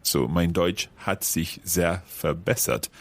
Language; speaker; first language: German; non-native, fluent; English